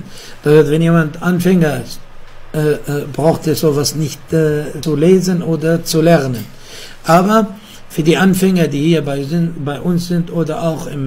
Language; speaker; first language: German; non-native, fluent; Arabic